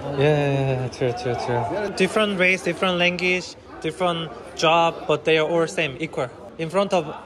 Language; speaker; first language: English; non-native, learner; Korean